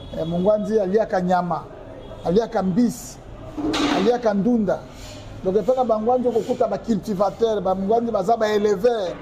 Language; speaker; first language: Lingala; non-native, local second language; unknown